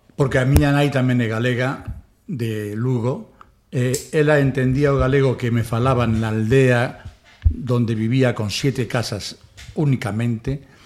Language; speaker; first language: Galician; non-native, local second language; Spanish